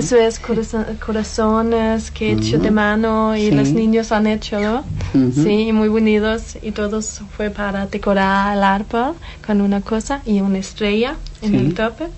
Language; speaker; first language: Spanish; non-native, learner; Danish